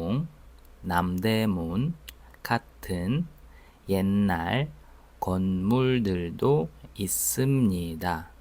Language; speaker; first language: Korean; non-native, fluent; Russian